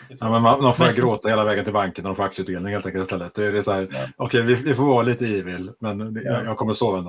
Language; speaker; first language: Swedish; native; Swedish